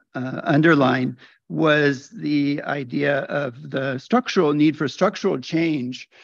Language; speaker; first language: English; native; English